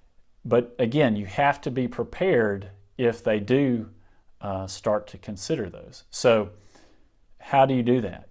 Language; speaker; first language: English; native; English